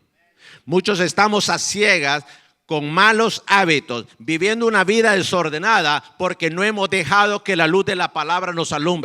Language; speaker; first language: Spanish; native; Spanish